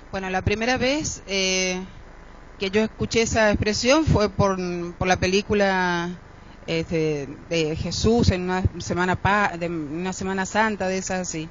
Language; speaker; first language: Spanish; native; Spanish